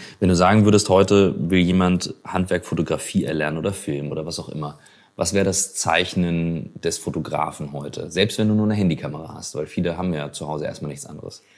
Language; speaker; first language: German; native; German